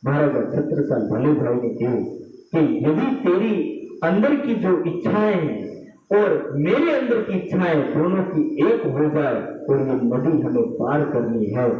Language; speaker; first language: Hindi; non-native, local second language; Gujarati